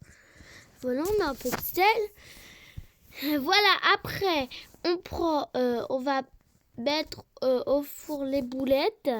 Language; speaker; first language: French; native; French